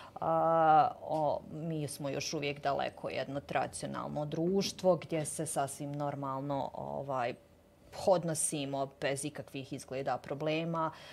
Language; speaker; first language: Bosnian; native; Bosnian